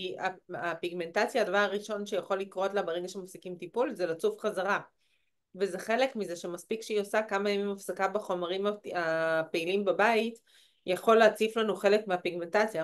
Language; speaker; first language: Hebrew; native; Hebrew